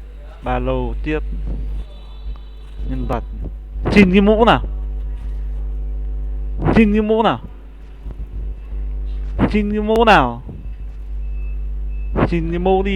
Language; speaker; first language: Vietnamese; native; Vietnamese